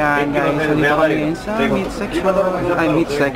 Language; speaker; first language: Filipino; native; Filipino